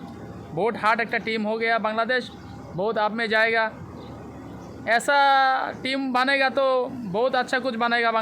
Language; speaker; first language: Hindi; non-native, learner; Bangla